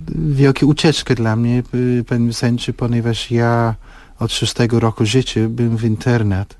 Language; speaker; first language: Polish; non-native, fluent; English